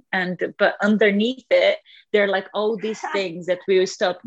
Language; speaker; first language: English; non-native, fluent; Portuguese